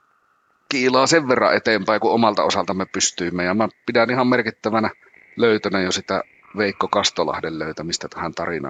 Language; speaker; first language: Finnish; native; Finnish